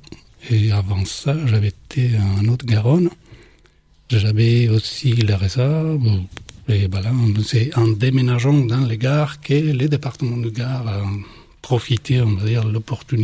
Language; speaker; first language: French; non-native, fluent; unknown